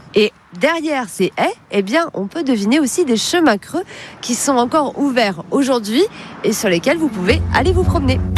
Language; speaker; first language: French; native; French